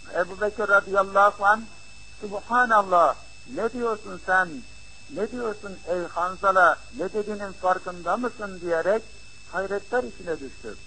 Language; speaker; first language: Turkish; native; Turkish